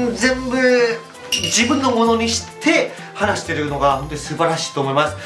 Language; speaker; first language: Japanese; non-native, fluent; Korean